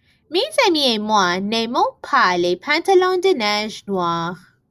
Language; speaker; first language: French; non-native, learner; English